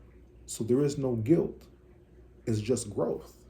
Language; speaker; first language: English; native; English